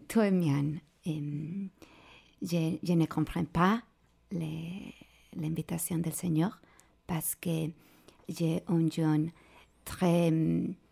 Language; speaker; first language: French; non-native, learner; Spanish